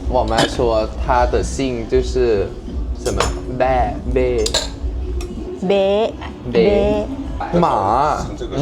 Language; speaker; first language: Chinese; non-native, fluent; Thai